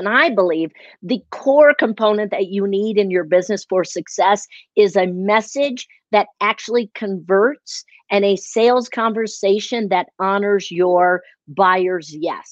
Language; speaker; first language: English; native; English